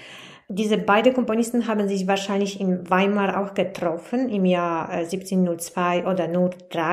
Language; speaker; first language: German; non-native, fluent; Polish